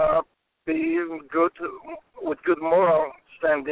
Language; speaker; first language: English; non-native, fluent; Polish